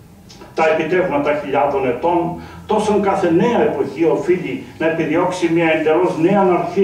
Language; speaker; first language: Greek; native; Greek